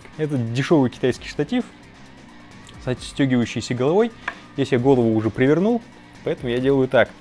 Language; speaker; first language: Russian; native; Russian